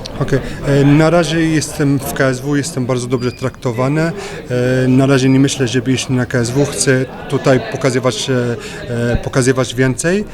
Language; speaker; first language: Polish; non-native, learner; French